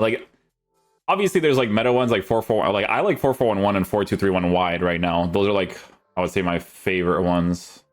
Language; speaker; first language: English; native; English